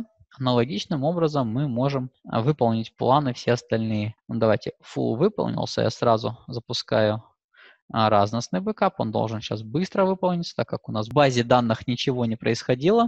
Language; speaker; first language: Russian; native; Russian